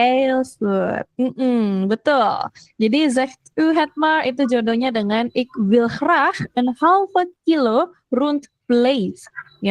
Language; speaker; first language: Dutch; non-native, fluent; Indonesian